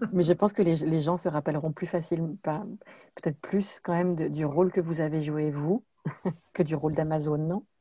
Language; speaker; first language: French; native; French